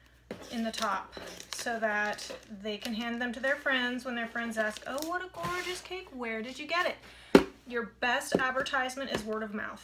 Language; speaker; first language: English; native; English